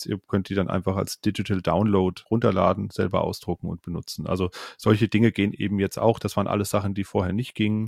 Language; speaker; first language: German; native; German